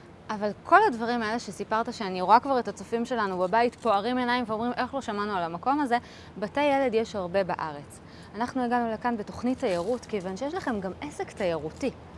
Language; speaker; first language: Hebrew; native; Hebrew